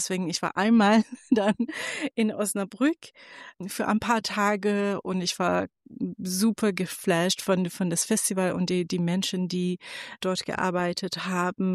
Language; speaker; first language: German; non-native, fluent; Persian